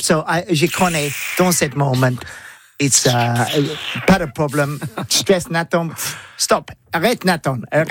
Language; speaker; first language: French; non-native, learner; English